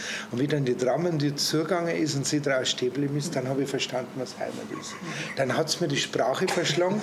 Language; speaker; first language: German; native; German